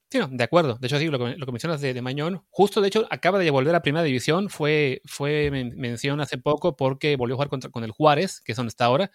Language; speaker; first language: Spanish; native; Spanish